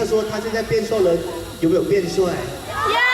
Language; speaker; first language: Chinese; non-native, fluent; Thai